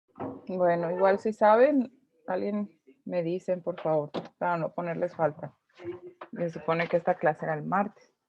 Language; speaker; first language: Spanish; native; Spanish